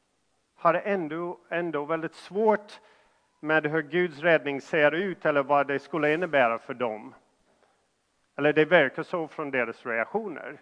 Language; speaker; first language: Swedish; non-native, fluent; English